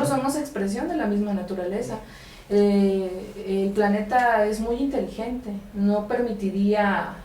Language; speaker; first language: Spanish; native; Spanish